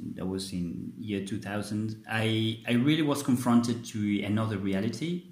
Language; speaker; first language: English; non-native, fluent; Spanish